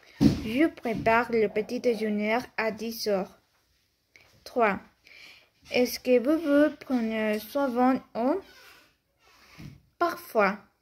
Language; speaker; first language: French; non-native, learner; Spanish